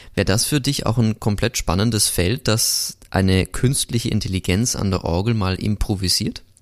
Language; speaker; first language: German; native; German